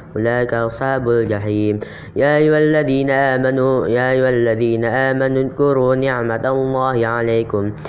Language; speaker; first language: Arabic; non-native, learner; Indonesian